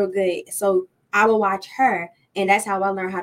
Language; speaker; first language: English; native; English